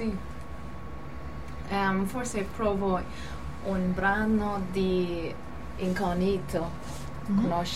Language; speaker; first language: Italian; non-native, learner; Cantonese